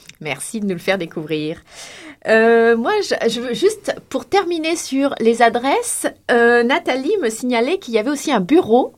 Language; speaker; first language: French; native; French